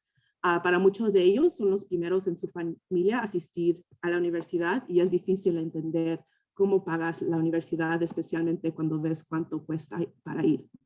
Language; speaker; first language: Spanish; early bilingual, heritage; Spanish